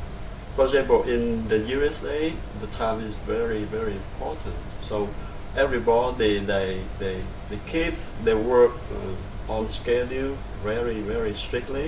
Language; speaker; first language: English; non-native, learner; Vietnamese